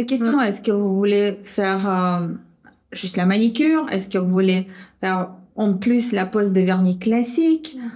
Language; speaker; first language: French; non-native, fluent; Russian